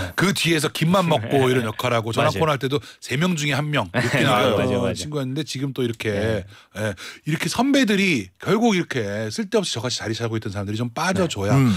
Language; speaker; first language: Korean; native; Korean